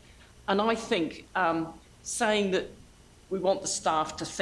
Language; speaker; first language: English; native; English